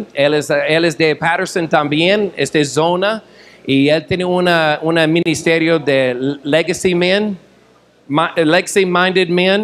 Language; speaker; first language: Spanish; non-native, fluent; English